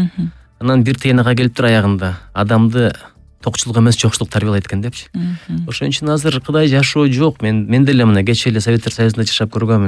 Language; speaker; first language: Kyrgyz; native; Kyrgyz